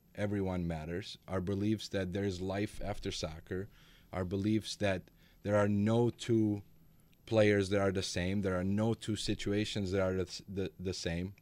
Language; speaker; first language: English; early bilingual, other home language; Macedonian